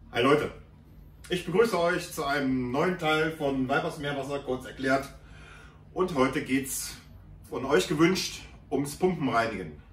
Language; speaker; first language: German; native; German